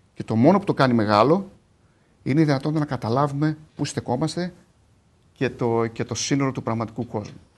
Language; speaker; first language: Greek; native; Greek